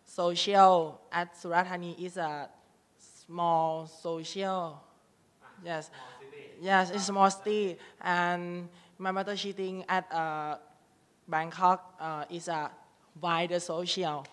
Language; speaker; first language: English; non-native, learner; Thai